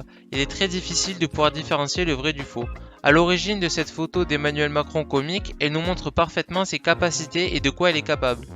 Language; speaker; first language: French; native; French